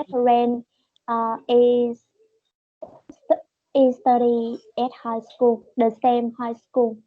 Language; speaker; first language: English; non-native, learner; Vietnamese